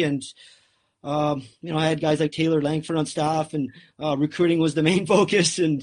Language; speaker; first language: English; native; English